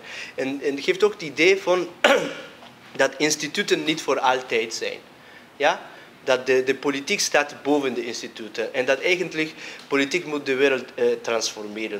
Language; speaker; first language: Dutch; non-native, fluent; Spanish